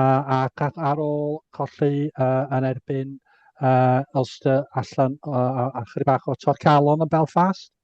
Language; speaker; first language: Welsh; non-native, local second language; English